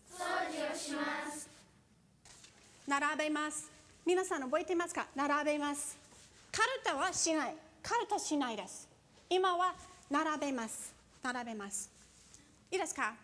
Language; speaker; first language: Japanese; non-native, fluent; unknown